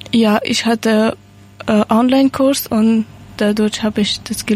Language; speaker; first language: German; non-native, learner; Persian